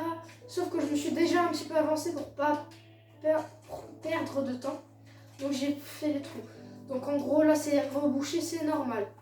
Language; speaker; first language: French; native; French